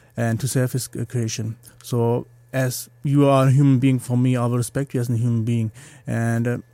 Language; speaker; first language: English; non-native, fluent; German